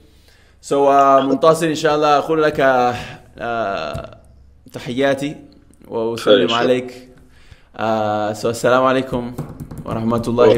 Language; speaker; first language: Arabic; non-native, fluent; English